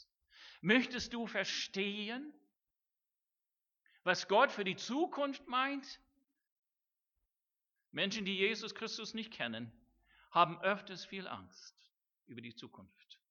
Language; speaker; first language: German; non-native, fluent; English